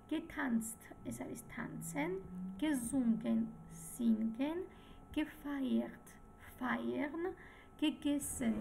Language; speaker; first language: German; non-native, fluent; Georgian